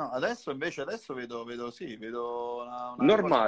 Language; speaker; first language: Italian; native; Italian